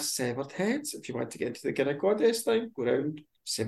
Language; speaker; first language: English; native; English